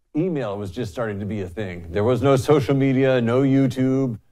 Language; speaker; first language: English; native; English